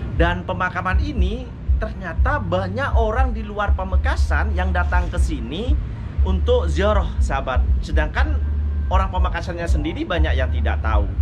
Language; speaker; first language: Indonesian; non-native, local second language; Madurese